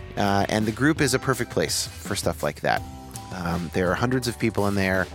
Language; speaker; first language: English; native; English